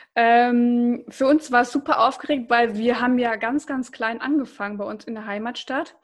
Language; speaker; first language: German; native; German